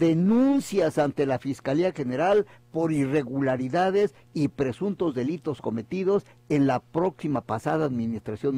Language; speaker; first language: Spanish; native; Spanish